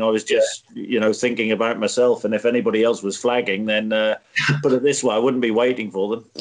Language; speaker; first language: English; native; English